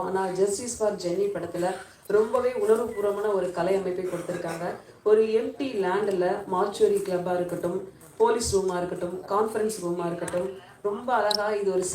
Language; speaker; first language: Tamil; native; Tamil